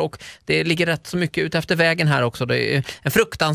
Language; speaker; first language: Swedish; native; Swedish